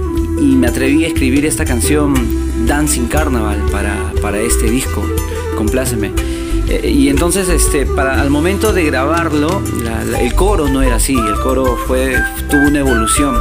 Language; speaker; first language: Spanish; native; Spanish